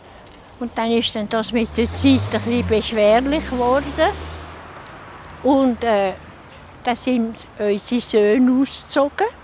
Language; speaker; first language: German; native; German